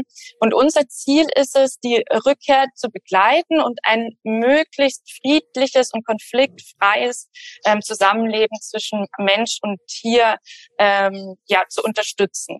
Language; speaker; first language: German; native; German